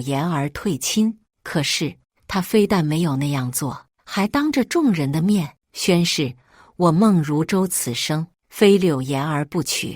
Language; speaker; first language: Chinese; native; Chinese